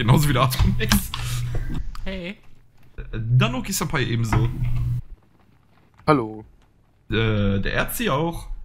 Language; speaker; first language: German; native; German